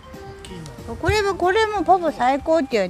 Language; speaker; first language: Japanese; native; Japanese